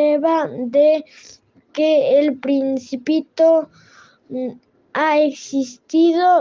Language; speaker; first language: Spanish; non-native, learner; French